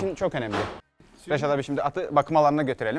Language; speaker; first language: Turkish; native; Turkish